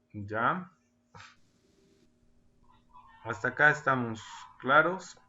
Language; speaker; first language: Spanish; native; Spanish